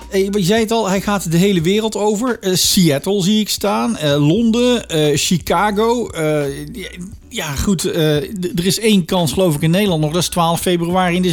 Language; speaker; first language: Dutch; native; Dutch